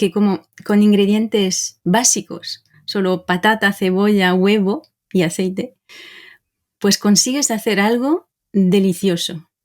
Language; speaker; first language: Spanish; non-native, fluent; French